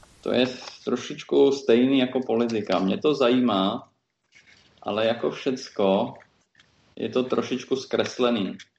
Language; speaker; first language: Czech; native; Czech